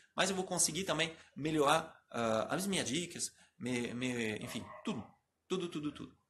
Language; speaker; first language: Portuguese; non-native, fluent; French